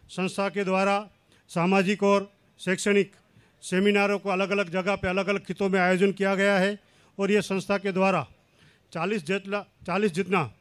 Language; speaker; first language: Hindi; non-native, local second language; Kachhi